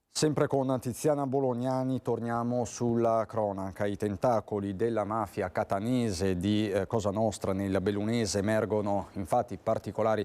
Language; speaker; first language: Italian; native; Italian